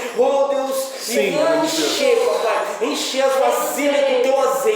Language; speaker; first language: Portuguese; native; Portuguese